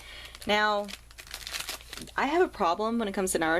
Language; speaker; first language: English; native; English